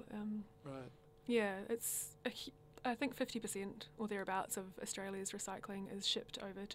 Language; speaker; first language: English; native; English